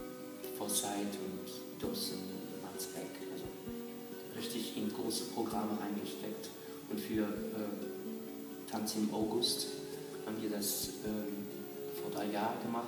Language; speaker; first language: German; non-native, fluent; French